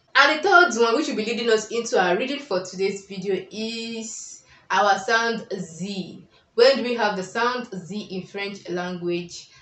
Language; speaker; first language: English; non-native, local second language; Yoruba